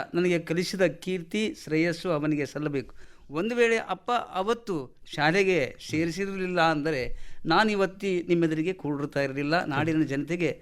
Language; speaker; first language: Kannada; native; Kannada